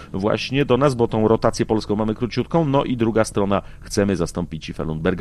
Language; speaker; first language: Polish; native; Polish